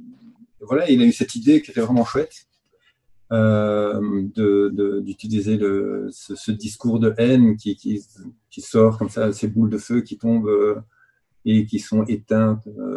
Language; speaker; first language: French; native; French